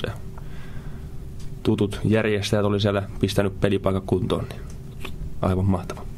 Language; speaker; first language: Finnish; native; Finnish